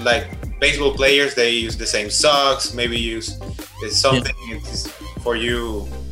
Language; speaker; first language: English; non-native, fluent; Spanish